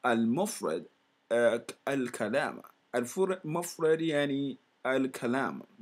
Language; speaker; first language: Arabic; non-native, learner; English